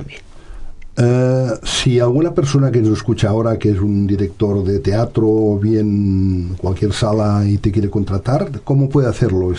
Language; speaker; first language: Spanish; non-native, local second language; Catalan